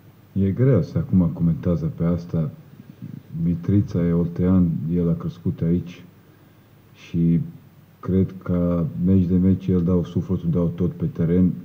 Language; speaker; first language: Romanian; non-native, learner; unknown